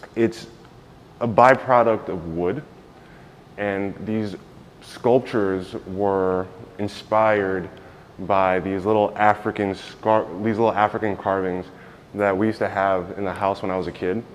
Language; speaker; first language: English; native; English